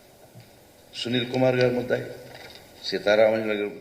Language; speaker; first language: Telugu; native; Telugu